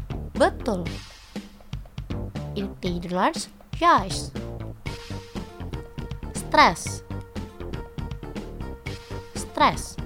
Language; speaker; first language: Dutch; non-native, fluent; Indonesian